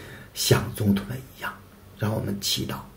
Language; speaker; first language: Chinese; native; Chinese